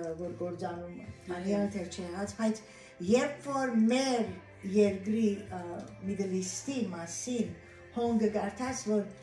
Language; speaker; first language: Armenian; native; Armenian